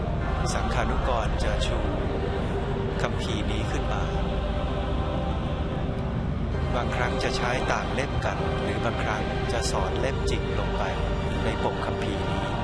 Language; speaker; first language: Thai; native; Thai